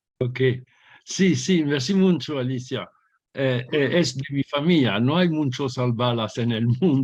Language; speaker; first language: Spanish; early bilingual, heritage; Ladino